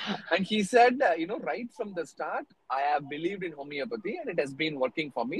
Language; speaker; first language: English; non-native, local second language; Tamil